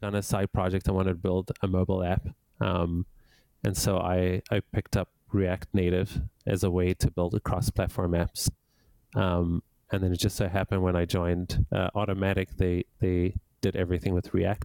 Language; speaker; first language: English; native; English